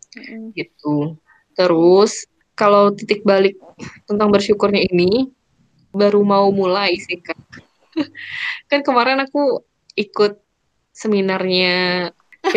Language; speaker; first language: Indonesian; native; Indonesian